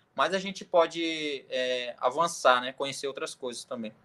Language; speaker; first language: Portuguese; native; Portuguese